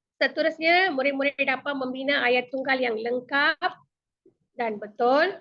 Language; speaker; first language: Malay; non-native, local second language; Tamil